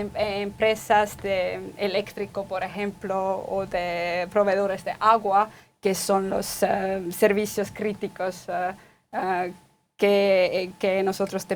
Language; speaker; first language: Spanish; non-native, fluent; Estonian